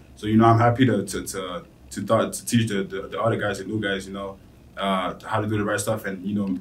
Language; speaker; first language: English; non-native, fluent; French